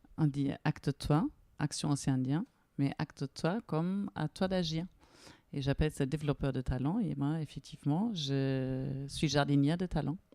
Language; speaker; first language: French; non-native, fluent; German